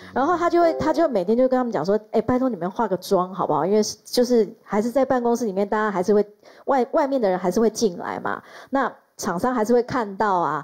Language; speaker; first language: Chinese; non-native, fluent; Spanish